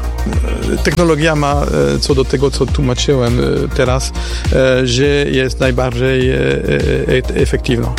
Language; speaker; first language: Polish; non-native, fluent; French